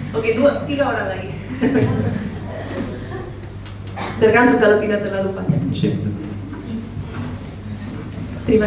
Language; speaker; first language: Indonesian; non-native, fluent; Spanish